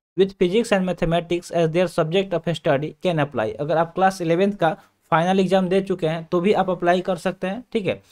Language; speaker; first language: Hindi; native; Hindi